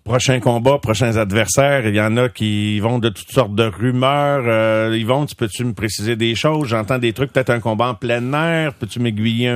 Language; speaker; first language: French; native; French